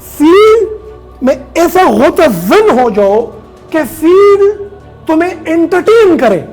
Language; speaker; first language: Urdu; non-native, local second language; Pashto